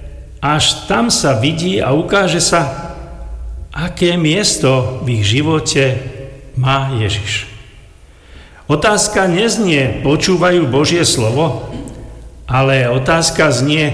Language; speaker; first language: Slovak; native; Slovak